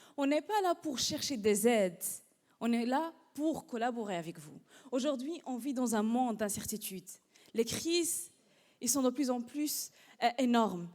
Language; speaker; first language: French; non-native, local second language; Arabic